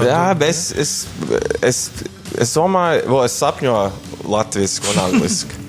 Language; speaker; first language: Latvian; early bilingual, heritage; Latvian